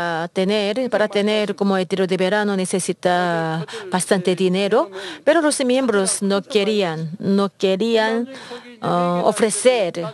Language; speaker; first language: Spanish; non-native, learner; Korean